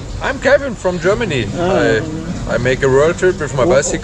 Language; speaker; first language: English; non-native, learner; German